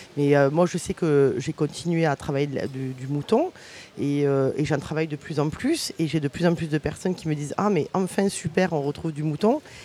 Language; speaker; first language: French; native; French